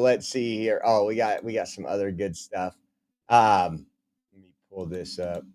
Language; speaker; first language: English; native; English